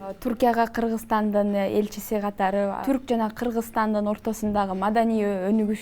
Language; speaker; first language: Kyrgyz; native; Kyrgyz